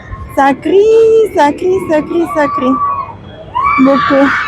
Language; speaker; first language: French; non-native, fluent; Russian